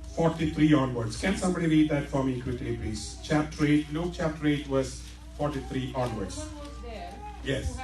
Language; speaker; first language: English; non-native, local second language; Malayalam